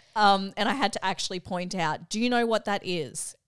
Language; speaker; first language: English; early bilingual, other home language; Filipino